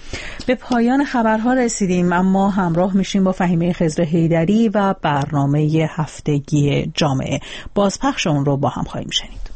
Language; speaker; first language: Persian; native; Persian